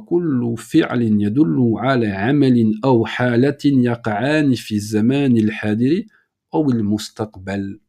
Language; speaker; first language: Arabic; non-native, fluent; French